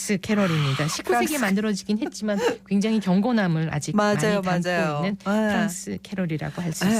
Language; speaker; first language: Korean; native; Korean